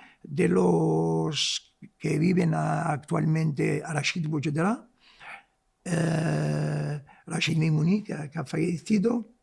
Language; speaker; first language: Spanish; non-native, local second language; Arabic